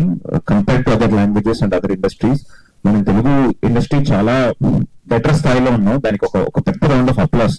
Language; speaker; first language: Telugu; native; Telugu